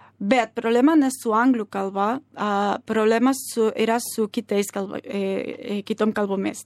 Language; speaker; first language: Lithuanian; non-native, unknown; Spanish